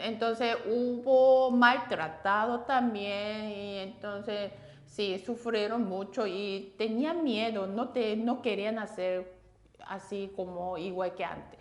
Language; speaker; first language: Spanish; non-native, fluent; Korean